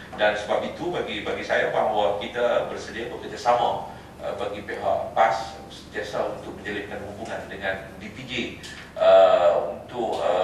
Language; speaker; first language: Malay; native; Malay